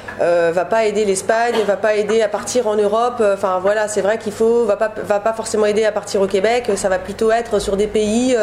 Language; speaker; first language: French; native; French